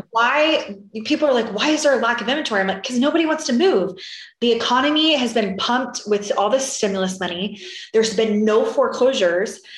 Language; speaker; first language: English; native; English